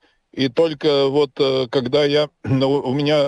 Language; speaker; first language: Russian; non-native, local second language; Latvian